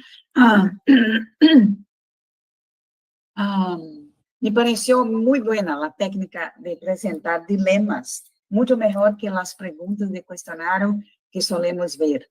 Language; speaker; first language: Spanish; non-native, fluent; Portuguese